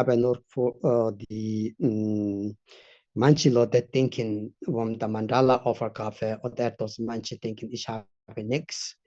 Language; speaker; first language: German; non-native, fluent; Tibetan